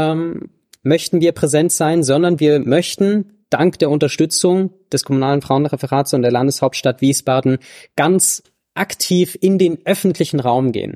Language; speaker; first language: German; native; German